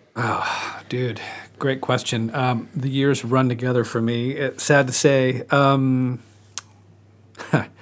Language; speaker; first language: English; native; English